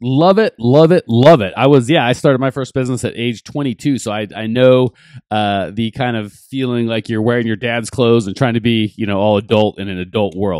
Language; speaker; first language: English; native; English